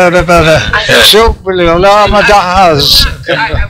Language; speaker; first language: Turkish; non-native, learner; English